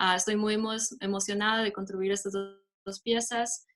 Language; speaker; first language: Spanish; early bilingual, heritage; Spanish